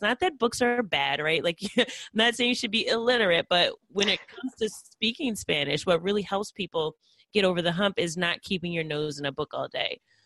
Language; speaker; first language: English; native; English